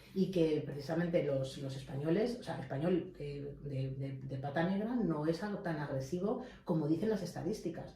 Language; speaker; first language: Spanish; native; Spanish